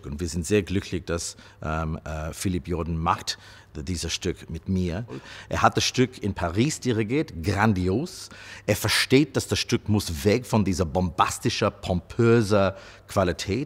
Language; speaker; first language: German; non-native, fluent; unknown